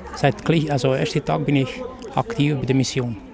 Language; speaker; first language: German; non-native, learner; Albanian